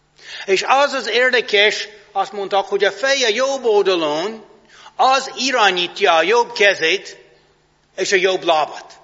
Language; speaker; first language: Hungarian; non-native, fluent; English